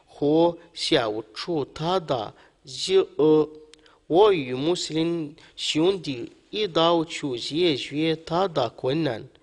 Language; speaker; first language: Chinese; non-native, fluent; Arabic